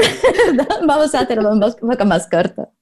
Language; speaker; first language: Spanish; non-native, learner; Russian